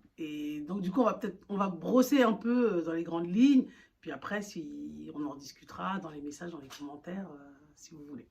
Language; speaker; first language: French; early bilingual, other home language; Soninke